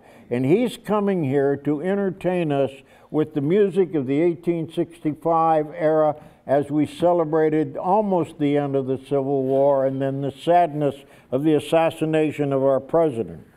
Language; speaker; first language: English; native; English